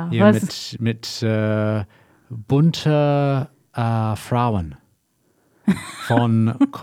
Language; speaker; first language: German; non-native, learner; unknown